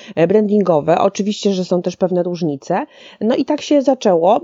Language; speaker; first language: Polish; native; Polish